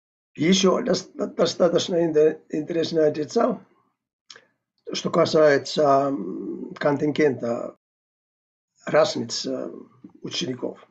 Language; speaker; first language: Russian; non-native, fluent; Finnish